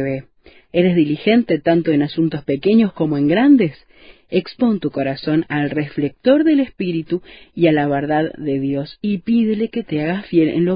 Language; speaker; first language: Spanish; native; Spanish